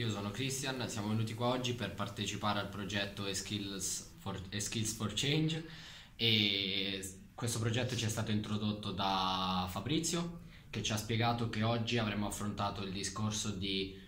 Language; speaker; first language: Italian; native; Italian